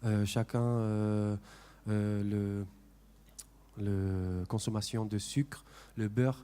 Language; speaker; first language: French; non-native, fluent; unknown